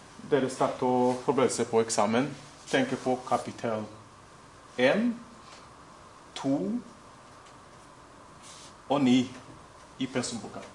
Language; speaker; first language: Norwegian; non-native, fluent; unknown